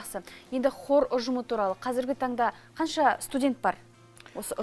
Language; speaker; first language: Kazakh; native; Kazakh